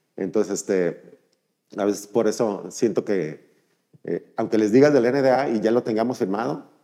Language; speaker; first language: Spanish; native; Spanish